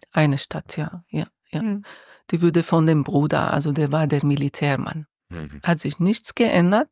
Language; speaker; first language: German; non-native, learner; Arabic